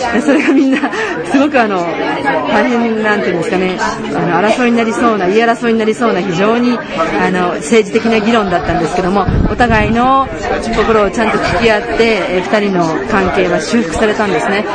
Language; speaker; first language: Japanese; native; Japanese